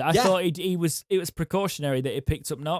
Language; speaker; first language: English; native; English